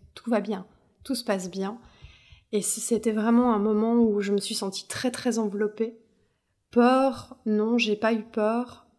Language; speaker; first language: French; native; French